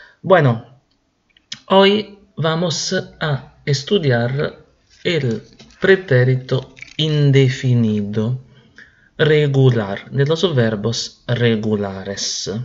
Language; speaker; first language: Spanish; non-native, fluent; Italian